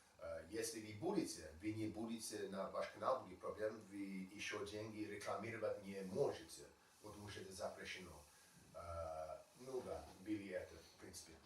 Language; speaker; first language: Russian; non-native, learner; English